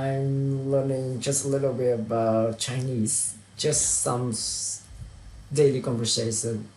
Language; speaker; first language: English; non-native, learner; Vietnamese